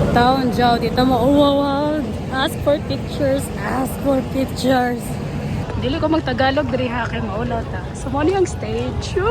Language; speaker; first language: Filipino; non-native, local second language; Cebuano